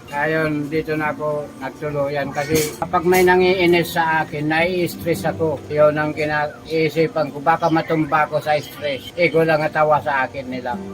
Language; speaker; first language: Filipino; non-native, local second language; Waray